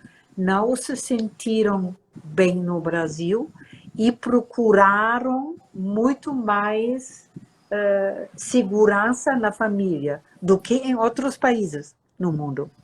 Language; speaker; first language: Portuguese; non-native, fluent; German